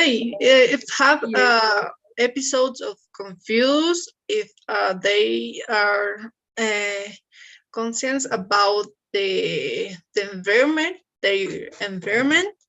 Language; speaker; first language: English; non-native, learner; Spanish